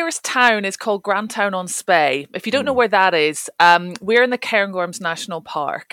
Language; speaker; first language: English; native; English